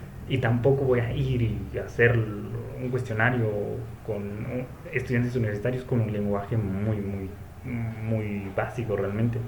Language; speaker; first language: Spanish; native; Spanish